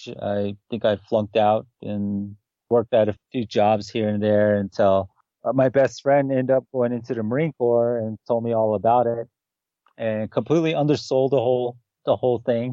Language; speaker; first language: English; native; English